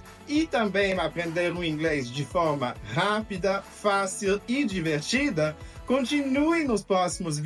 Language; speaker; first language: Portuguese; non-native, fluent; English